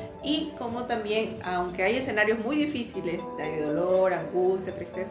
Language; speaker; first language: Spanish; native; Spanish